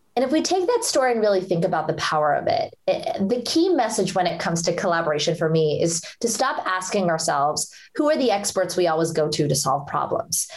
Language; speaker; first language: English; early bilingual, other home language; Hindi